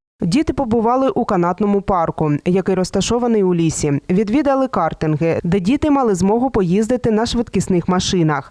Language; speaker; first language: Ukrainian; native; Ukrainian